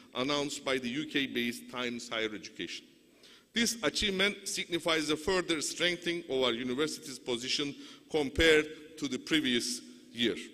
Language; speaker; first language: English; non-native, fluent; Turkish